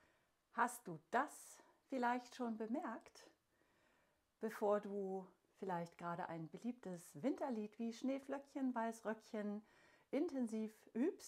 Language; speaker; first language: German; native; German